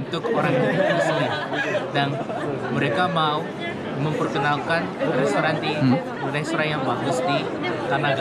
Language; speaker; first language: Indonesian; non-native, learner; Japanese